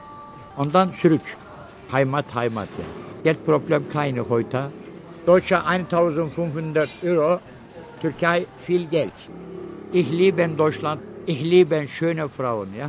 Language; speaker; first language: German; non-native, learner; Turkish